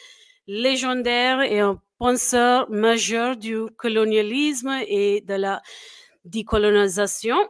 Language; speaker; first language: French; non-native, fluent; English